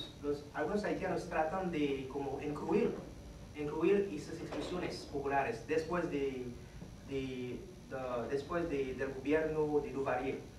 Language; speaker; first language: Spanish; non-native, fluent; Haitian Creole